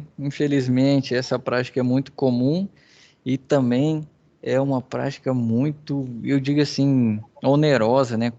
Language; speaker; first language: Portuguese; native; Portuguese